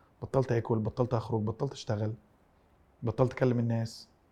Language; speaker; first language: Arabic; early bilingual, heritage; Arabic